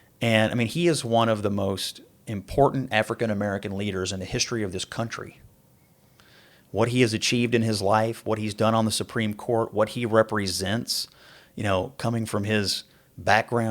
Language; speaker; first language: English; native; English